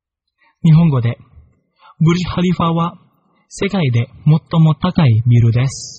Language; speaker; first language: Japanese; non-native, fluent; Indonesian